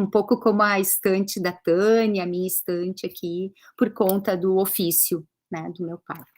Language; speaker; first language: Portuguese; early bilingual, other home language; Greek